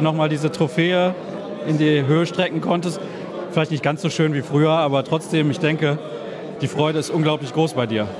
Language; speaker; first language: German; native; German